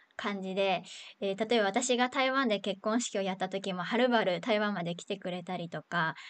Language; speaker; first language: Japanese; native; Japanese